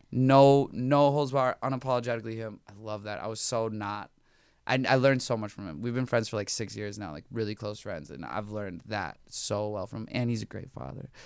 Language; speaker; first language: English; native; English